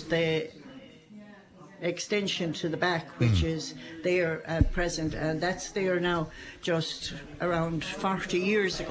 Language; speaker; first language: English; native; English